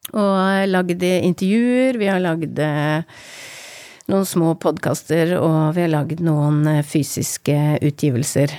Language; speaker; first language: Norwegian; native; Norwegian